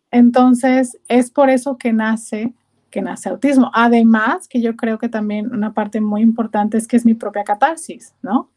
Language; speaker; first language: Spanish; native; Spanish